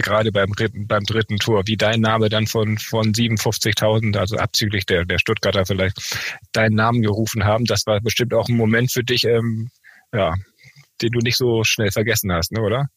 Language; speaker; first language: German; native; German